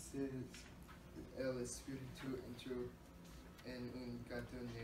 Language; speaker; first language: Spanish; non-native, learner; English